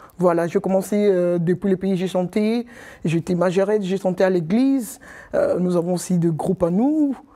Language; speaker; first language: French; non-native, local second language; Lingala